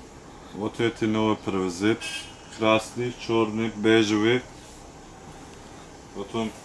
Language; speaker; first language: Russian; non-native, local second language; Turkish